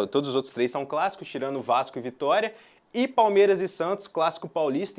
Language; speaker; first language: Portuguese; native; Portuguese